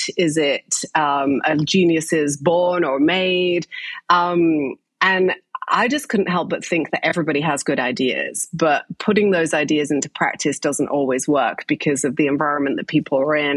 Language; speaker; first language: English; native; English